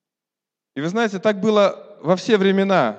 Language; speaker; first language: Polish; non-native, learner; Russian